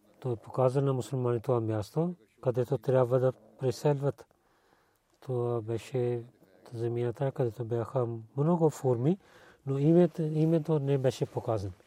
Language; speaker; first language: Bulgarian; non-native, fluent; Urdu